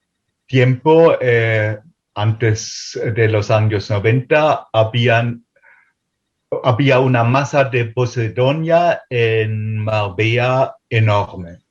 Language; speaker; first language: Spanish; non-native, fluent; German